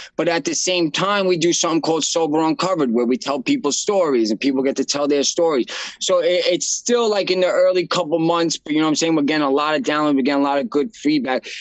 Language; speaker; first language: English; native; English